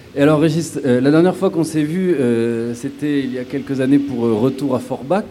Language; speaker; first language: French; native; French